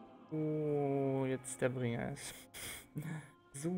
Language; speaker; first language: German; native; German